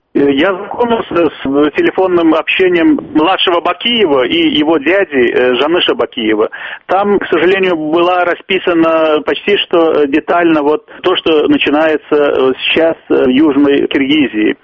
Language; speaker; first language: Russian; native; Russian